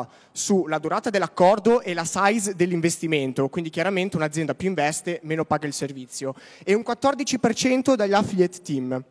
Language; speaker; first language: Italian; native; Italian